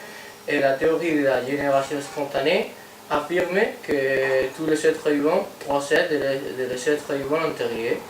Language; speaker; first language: French; non-native, learner; Spanish